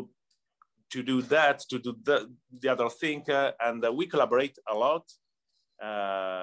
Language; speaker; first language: English; non-native, learner; Italian